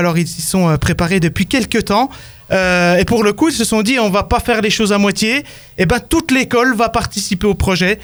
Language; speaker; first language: French; native; French